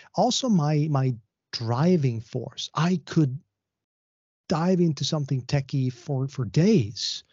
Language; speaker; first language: English; non-native, fluent; Swedish